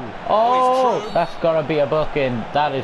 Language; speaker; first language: English; native; English